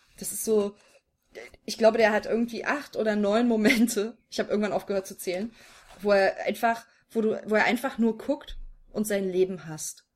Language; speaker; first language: German; native; German